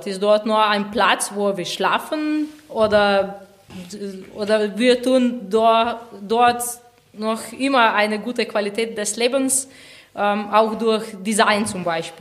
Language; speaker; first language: German; non-native, fluent; Slovenian